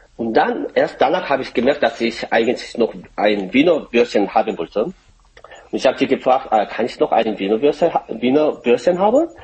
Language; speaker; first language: German; non-native, fluent; Korean